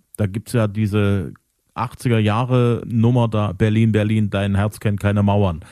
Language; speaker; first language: German; native; German